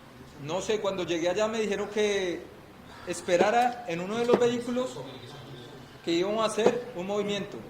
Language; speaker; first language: Spanish; native; Spanish